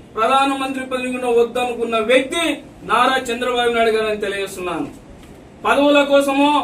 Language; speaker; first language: Telugu; native; Telugu